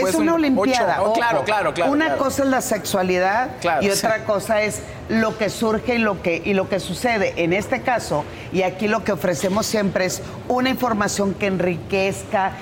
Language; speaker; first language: Spanish; native; Spanish